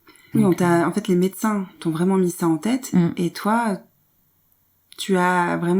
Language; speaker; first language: French; native; French